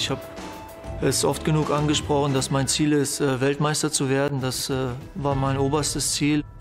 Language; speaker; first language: German; early bilingual, other home language; Polish